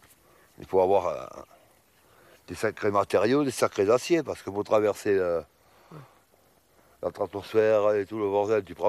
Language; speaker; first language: French; native; French